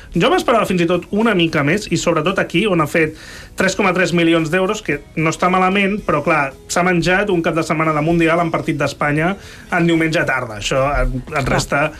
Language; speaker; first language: Catalan; native; Catalan